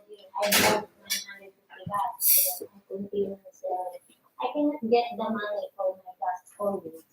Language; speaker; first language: English; non-native, local second language; Filipino